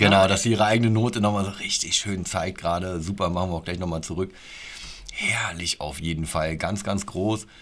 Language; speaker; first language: German; native; German